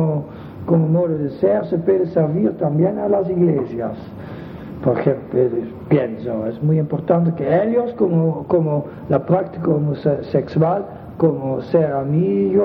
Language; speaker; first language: Spanish; non-native, fluent; Dutch